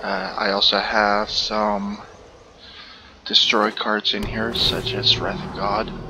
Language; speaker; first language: English; native; English